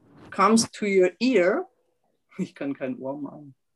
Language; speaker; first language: German; native; German